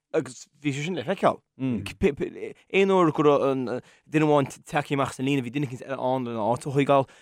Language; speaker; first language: Irish; non-native, local second language; English